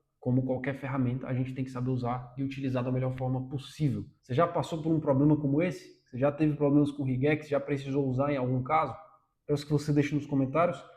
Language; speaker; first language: Portuguese; native; Portuguese